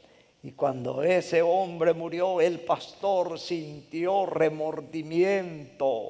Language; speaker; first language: Spanish; native; Spanish